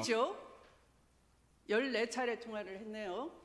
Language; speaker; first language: Korean; native; Korean